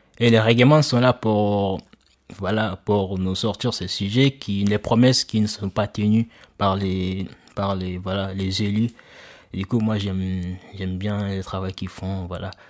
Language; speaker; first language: French; non-native, local second language; Soninke